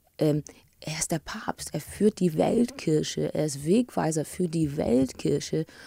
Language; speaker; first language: German; early bilingual, other home language; English